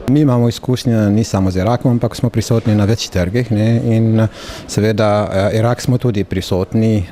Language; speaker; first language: Slovenian; non-native, local second language; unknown